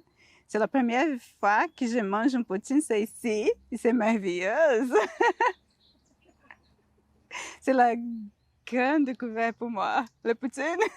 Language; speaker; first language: French; non-native, learner; Portuguese